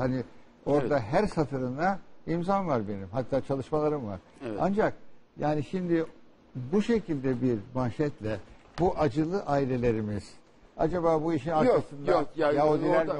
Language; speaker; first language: Turkish; native; Turkish